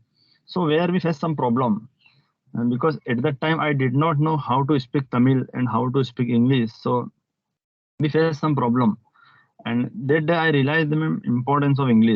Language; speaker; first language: English; non-native, local second language; Hindi